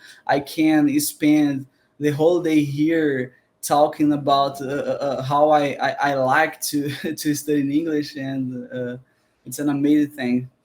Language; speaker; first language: English; non-native, learner; Portuguese